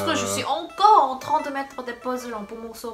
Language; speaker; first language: French; non-native, fluent; Korean